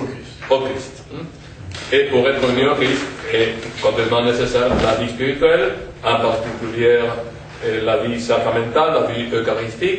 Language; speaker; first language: French; non-native, fluent; Spanish